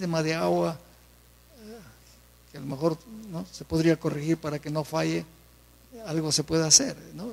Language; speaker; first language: Spanish; native; Spanish